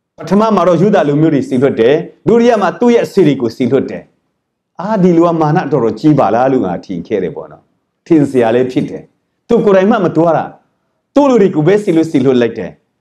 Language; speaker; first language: Burmese; non-native, local second language; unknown